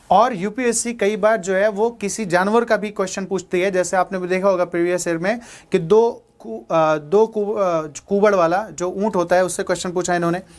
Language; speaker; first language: Hindi; native; Hindi